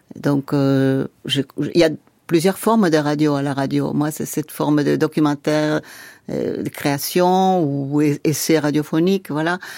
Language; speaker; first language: French; non-native, fluent; Spanish